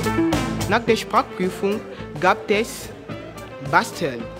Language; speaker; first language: German; non-native, learner; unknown